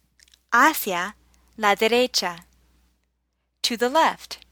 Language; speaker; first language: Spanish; non-native, fluent; English